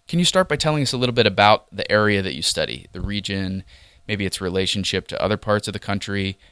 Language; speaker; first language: English; native; English